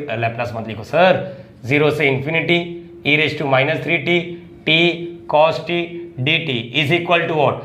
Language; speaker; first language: Hindi; non-native, local second language; Marathi